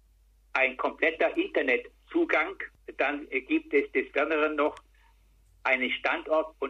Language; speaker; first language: German; native; German